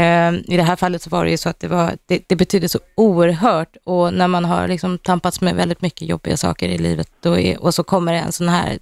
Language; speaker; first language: Swedish; native; Swedish